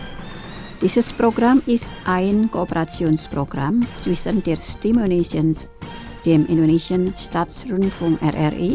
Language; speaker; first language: German; non-native, fluent; Indonesian